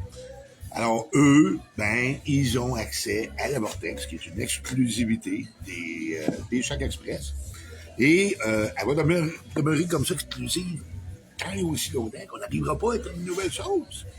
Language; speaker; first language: French; native; French